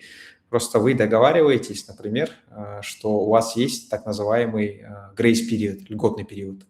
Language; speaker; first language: Russian; non-native, local second language; Kyrgyz